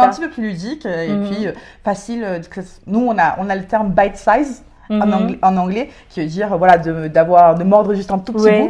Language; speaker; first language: French; native; French